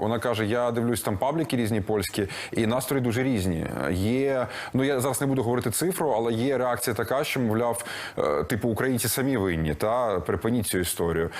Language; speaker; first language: Ukrainian; native; Ukrainian